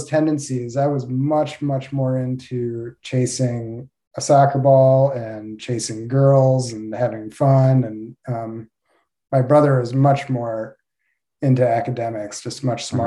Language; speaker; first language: English; native; English